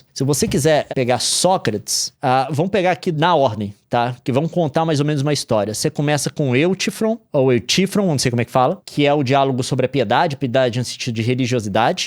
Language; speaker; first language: Portuguese; native; Portuguese